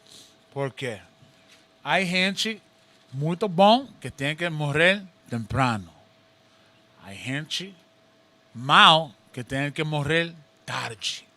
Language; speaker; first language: Portuguese; non-native, learner; Spanish